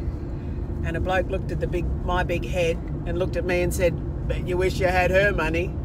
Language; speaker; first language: English; native; English